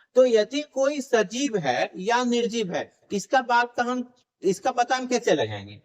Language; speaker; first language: Hindi; native; Hindi